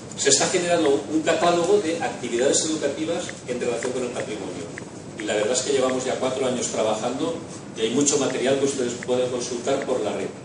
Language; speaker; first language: Spanish; non-native, local second language; Catalan